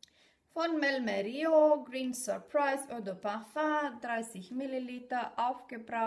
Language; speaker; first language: German; non-native, fluent; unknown